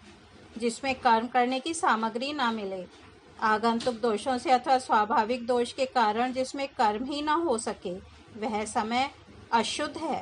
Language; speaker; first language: Hindi; native; Hindi